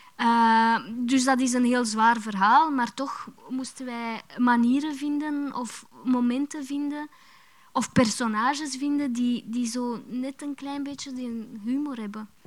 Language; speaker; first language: Dutch; early bilingual, other home language; Romanian